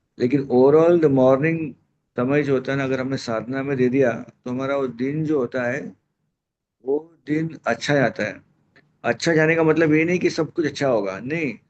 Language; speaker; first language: Hindi; non-native, local second language; Marathi